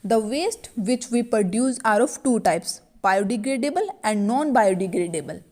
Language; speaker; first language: English; non-native, local second language; Punjabi